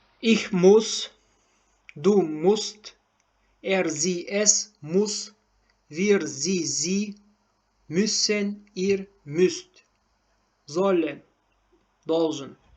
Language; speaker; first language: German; non-native, learner; Turkmen